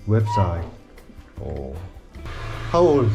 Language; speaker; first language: English; non-native, learner; Korean